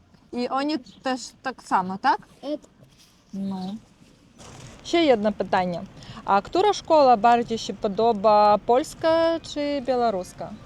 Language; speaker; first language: Polish; non-native, learner; Russian